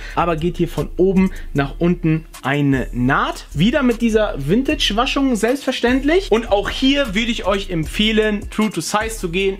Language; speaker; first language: German; early bilingual, other home language; Portuguese